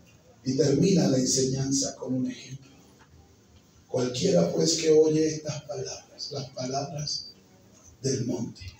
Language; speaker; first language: Spanish; native; Spanish